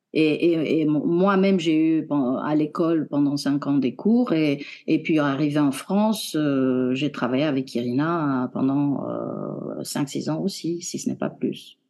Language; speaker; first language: French; non-native, fluent; Romanian